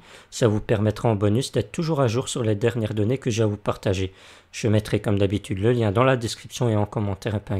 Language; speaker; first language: French; native; French